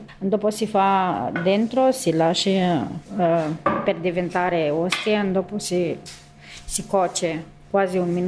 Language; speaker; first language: Italian; non-native, learner; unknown